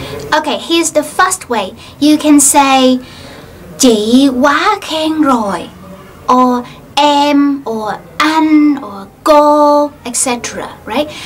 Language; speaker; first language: English; non-native, fluent; Vietnamese